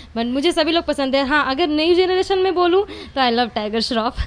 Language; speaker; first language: Hindi; native; Hindi